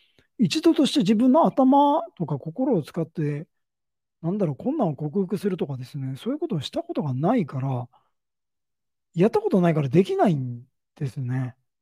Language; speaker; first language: Japanese; native; Japanese